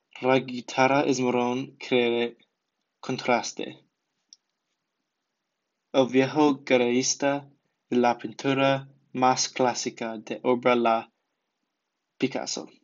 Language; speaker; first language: Spanish; non-native, learner; English